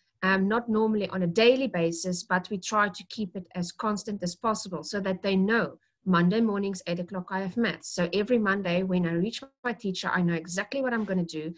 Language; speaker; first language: English; non-native, local second language; Afrikaans